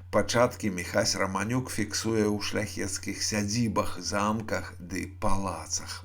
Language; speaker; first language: Belarusian; native; Belarusian